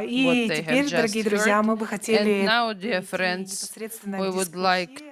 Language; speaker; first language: Russian; native; Russian